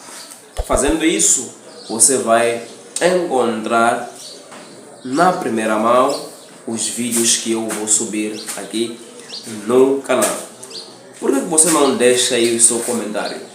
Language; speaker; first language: Portuguese; non-native, local second language; Tsonga